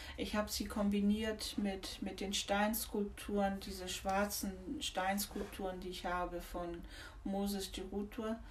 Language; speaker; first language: German; native; German